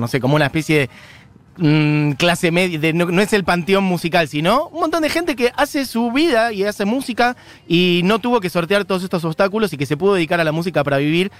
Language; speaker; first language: Spanish; native; Spanish